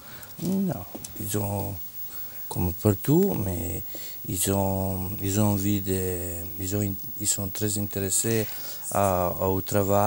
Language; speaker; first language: French; non-native, fluent; Italian